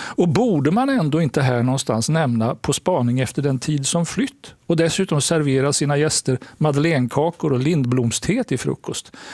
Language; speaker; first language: Swedish; native; Swedish